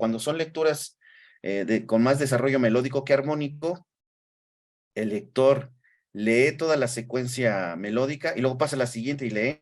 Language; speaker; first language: Spanish; native; Spanish